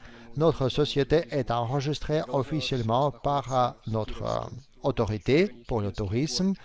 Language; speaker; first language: French; non-native, fluent; Russian